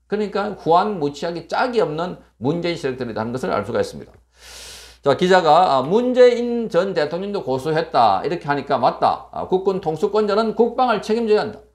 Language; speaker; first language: Korean; native; Korean